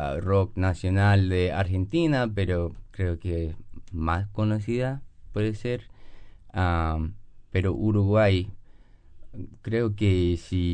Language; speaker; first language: Spanish; non-native, learner; English